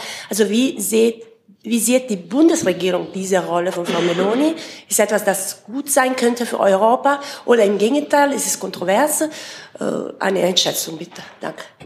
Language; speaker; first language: German; non-native, fluent; Italian